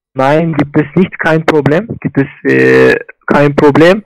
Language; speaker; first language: German; non-native, learner; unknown